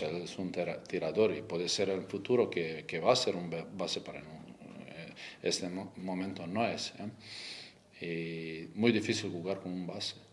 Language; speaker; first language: Spanish; non-native, learner; Croatian